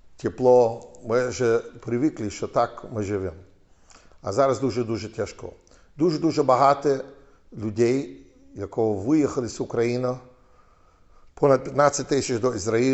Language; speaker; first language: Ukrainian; non-native, learner; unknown